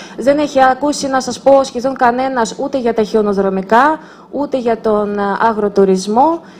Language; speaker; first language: Greek; non-native, fluent; Russian